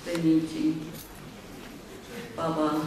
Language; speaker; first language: Turkish; non-native, learner; Japanese